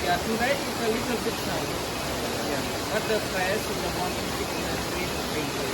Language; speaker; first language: English; non-native, learner; Balinese